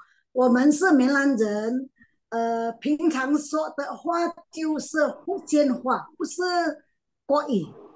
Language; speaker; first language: Chinese; non-native, learner; Min Nan Chinese